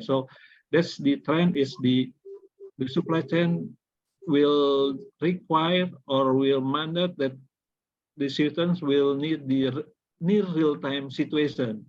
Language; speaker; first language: English; non-native, fluent; Indonesian